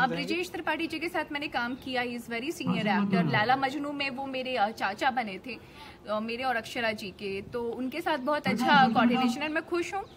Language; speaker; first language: Hindi; native; Hindi